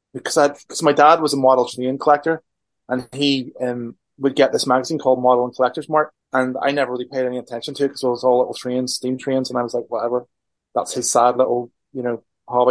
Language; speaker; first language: English; native; English